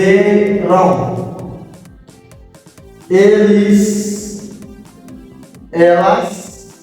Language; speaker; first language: Portuguese; non-native, fluent; Haitian Creole